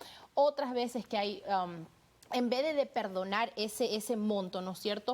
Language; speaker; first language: Spanish; native; Spanish